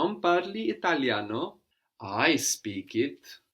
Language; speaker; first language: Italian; non-native, fluent; English